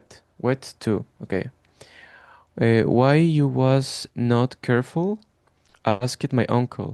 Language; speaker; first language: English; non-native, learner; Spanish